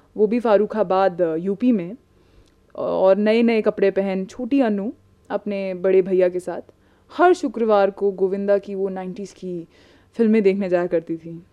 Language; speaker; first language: Hindi; native; Hindi